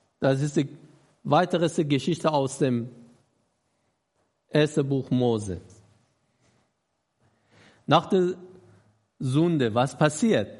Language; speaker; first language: German; non-native, learner; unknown